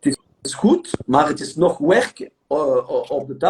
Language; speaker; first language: Dutch; non-native, local second language; French